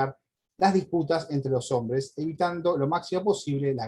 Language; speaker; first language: Spanish; native; Spanish